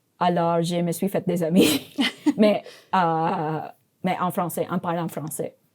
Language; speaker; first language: French; non-native, fluent; Filipino